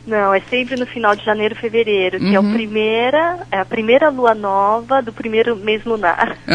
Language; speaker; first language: Portuguese; early bilingual, other home language; Chinese